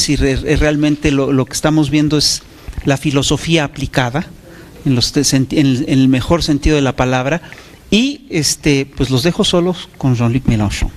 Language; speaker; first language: Spanish; native; Spanish